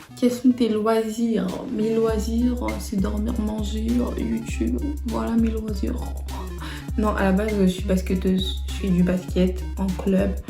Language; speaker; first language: French; early bilingual, other home language; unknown